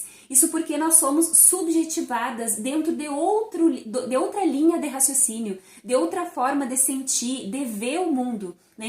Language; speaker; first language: Portuguese; native; Portuguese